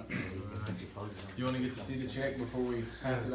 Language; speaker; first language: English; native; English